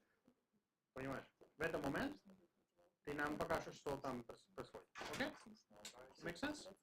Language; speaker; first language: Russian; non-native, learner; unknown